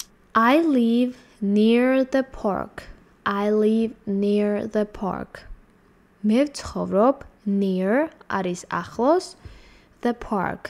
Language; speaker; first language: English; non-native, fluent; Georgian